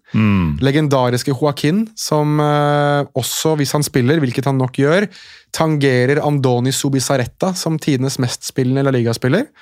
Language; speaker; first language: Norwegian; native; Norwegian